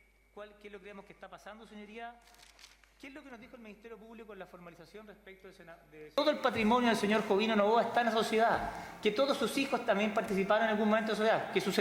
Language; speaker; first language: Spanish; native; Spanish